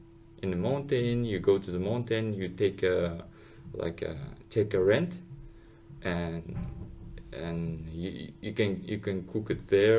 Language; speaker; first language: English; non-native, learner; Uzbek